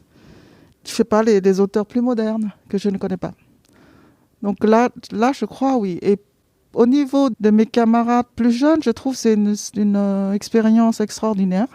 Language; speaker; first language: French; non-native, fluent; Vietnamese